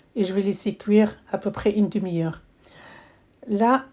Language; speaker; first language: French; non-native, local second language; Arabic